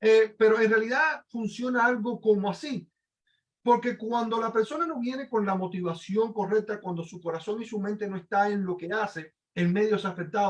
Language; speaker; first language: Spanish; native; Spanish